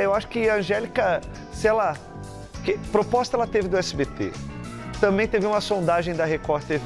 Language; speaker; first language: Portuguese; native; Portuguese